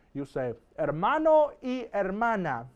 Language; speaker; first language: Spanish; non-native, fluent; English